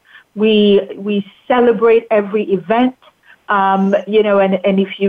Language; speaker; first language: English; non-native, local second language; Akan